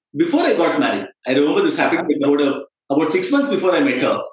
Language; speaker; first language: English; non-native, local second language; Kannada